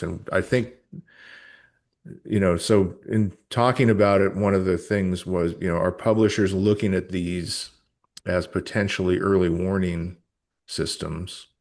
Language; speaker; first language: English; native; English